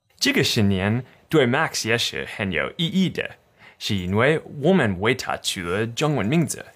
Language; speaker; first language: Chinese; non-native, learner; English